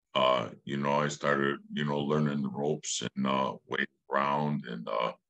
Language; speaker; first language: English; native; English